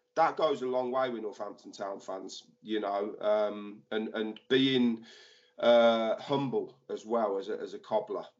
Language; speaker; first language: English; native; English